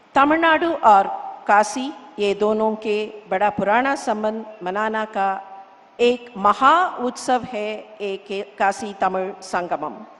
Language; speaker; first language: Hindi; non-native, local second language; Tamil